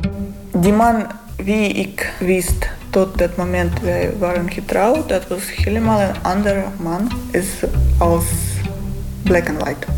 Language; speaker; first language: Dutch; non-native, learner; Russian